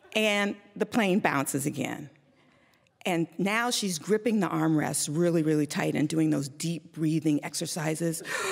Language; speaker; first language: English; native; English